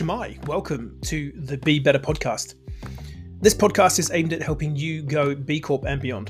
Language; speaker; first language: English; native; English